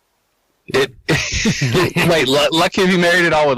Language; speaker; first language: English; native; English